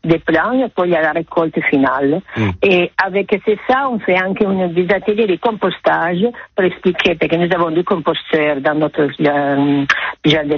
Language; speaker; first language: French; non-native, learner; Italian